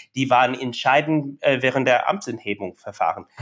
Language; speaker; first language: German; non-native, fluent; English